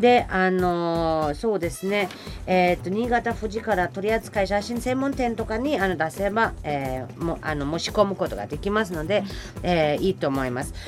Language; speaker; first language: Japanese; non-native, fluent; German